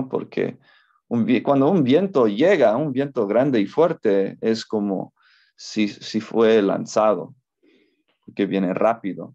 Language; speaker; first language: Spanish; non-native, fluent; English